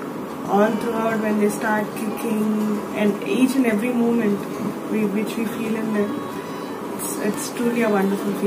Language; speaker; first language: English; non-native, local second language; Telugu